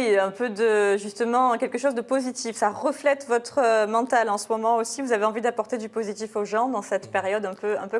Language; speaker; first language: French; native; French